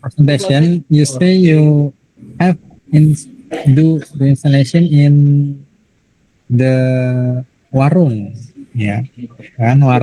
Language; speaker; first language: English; non-native, learner; Indonesian